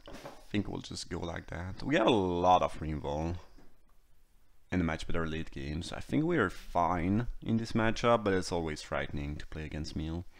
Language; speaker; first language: English; non-native, fluent; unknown